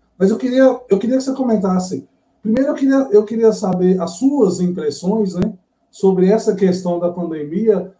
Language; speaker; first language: Portuguese; native; Portuguese